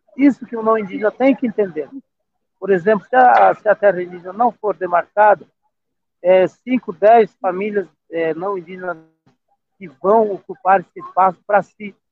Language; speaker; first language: Portuguese; non-native, local second language; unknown